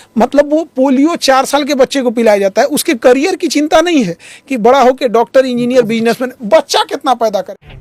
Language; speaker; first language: Hindi; native; Hindi